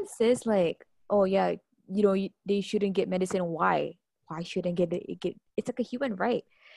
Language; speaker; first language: English; native; English